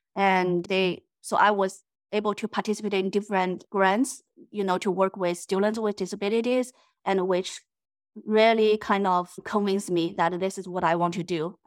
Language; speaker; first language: English; non-native, fluent; Chinese